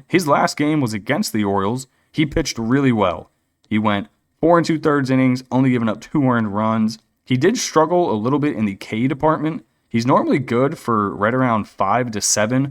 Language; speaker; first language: English; native; English